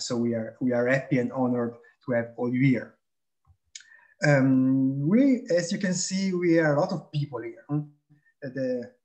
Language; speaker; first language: English; non-native, fluent; Italian